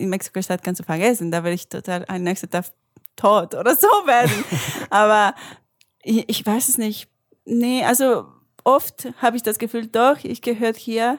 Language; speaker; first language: German; non-native, learner; Spanish